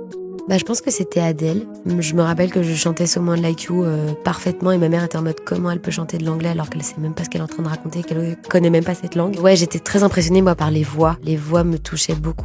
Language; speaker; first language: French; native; French